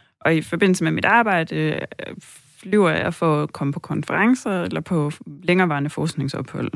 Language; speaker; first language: Danish; native; Danish